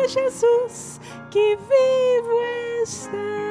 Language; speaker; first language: English; non-native, learner; Portuguese